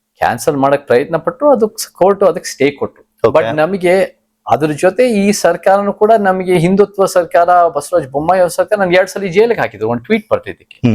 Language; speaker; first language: Kannada; early bilingual, heritage; Kannada